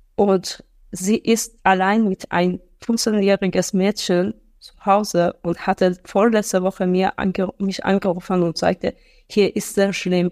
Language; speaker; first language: German; non-native, fluent; Persian